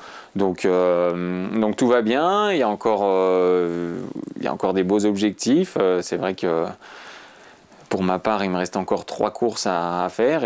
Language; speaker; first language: French; native; French